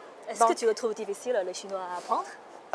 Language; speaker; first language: French; non-native, fluent; Chinese